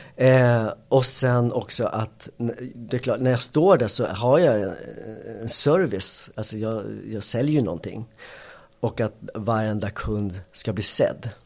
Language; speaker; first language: Swedish; early bilingual, other home language; Spanish